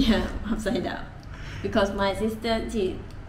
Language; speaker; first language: English; non-native, learner; Thai